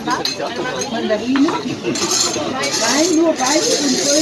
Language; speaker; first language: German; non-native, learner; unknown